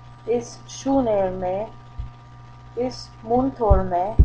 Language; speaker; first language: Irish; non-native, learner; English